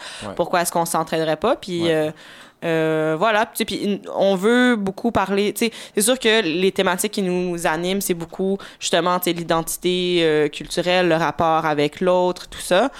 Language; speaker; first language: French; native; French